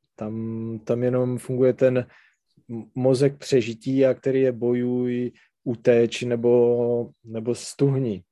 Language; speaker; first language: Czech; non-native, local second language; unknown